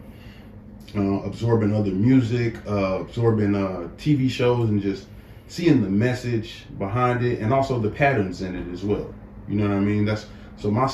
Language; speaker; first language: English; native; English